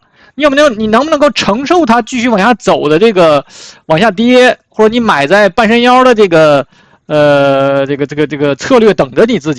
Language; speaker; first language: Chinese; native; Chinese